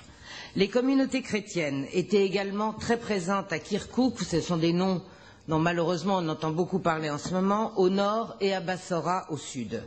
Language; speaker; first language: French; native; French